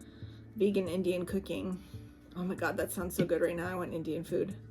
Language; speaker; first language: English; native; English